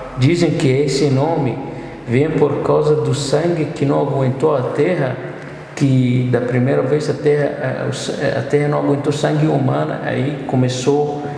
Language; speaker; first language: Portuguese; non-native, fluent; Arabic